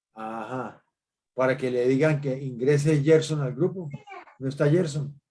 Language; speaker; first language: Spanish; native; Spanish